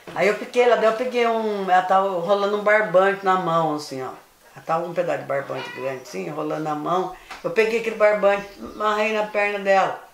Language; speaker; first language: Portuguese; native; Portuguese